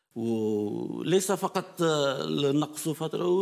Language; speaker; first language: Arabic; non-native, fluent; Turkish